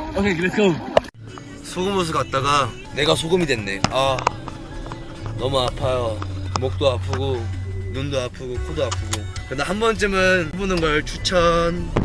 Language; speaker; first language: Korean; native; Korean